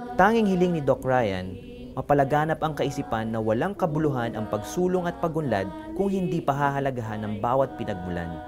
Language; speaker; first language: Filipino; native; Filipino